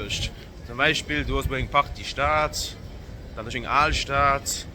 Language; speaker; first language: German; non-native, local second language; Luxembourgish